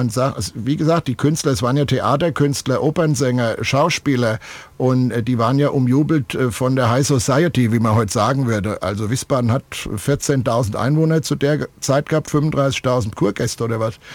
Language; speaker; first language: German; native; German